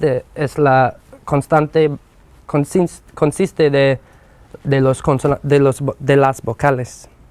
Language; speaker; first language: Spanish; non-native, fluent; English